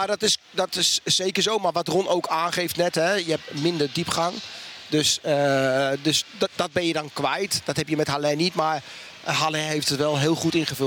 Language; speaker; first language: Dutch; native; Dutch